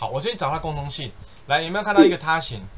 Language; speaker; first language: Chinese; native; Chinese